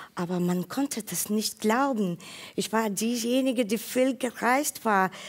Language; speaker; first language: German; non-native, fluent; Ukrainian